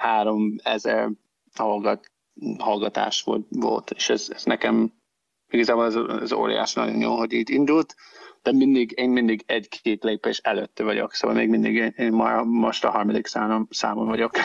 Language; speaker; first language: Hungarian; non-native, fluent; English